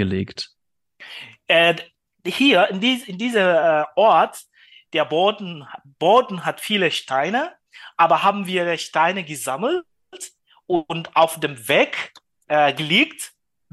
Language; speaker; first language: German; non-native, learner; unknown